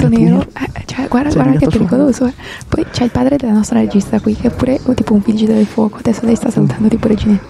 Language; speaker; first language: Italian; native; Italian